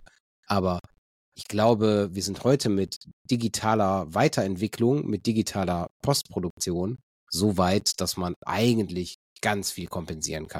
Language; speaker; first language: German; native; German